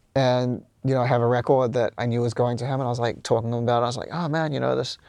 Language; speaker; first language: English; native; English